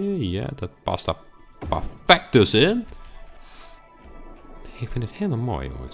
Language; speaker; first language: Dutch; native; Dutch